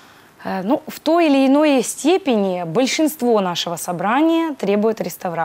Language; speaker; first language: Russian; native; Russian